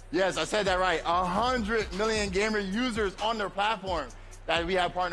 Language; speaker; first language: English; native; English